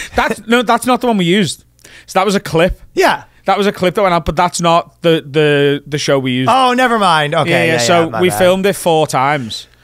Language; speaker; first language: English; native; English